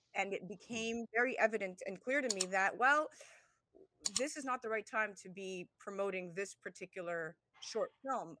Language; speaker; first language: English; native; English